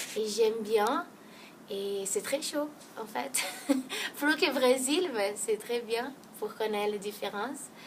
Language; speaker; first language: French; non-native, learner; Portuguese